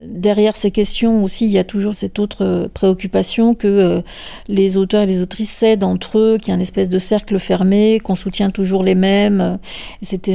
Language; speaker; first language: French; native; French